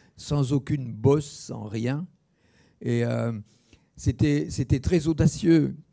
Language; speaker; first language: French; native; French